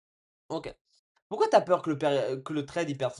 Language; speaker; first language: French; native; French